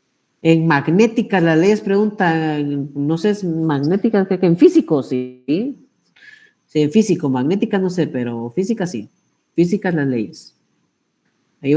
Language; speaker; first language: Spanish; native; Spanish